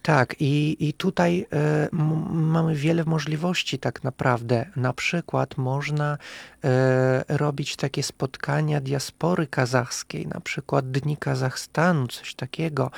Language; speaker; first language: Polish; non-native, fluent; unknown